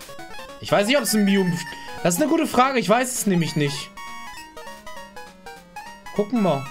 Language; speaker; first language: German; native; German